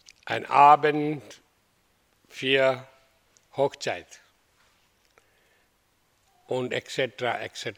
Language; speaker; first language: German; non-native, fluent; Hindi